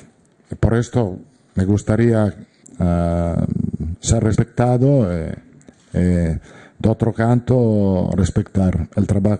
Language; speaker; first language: Spanish; non-native, fluent; Italian